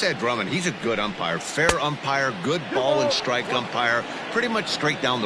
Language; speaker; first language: English; native; English